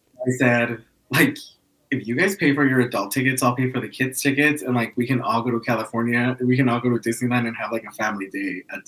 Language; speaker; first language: English; early bilingual, other home language; Spanish